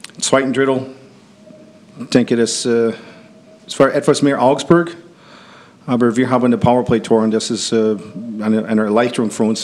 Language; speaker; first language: German; non-native, fluent; English